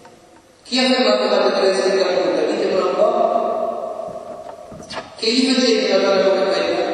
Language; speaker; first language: Italian; native; Italian